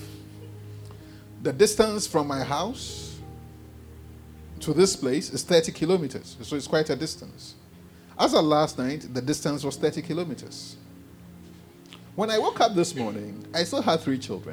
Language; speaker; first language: English; non-native, local second language; Akan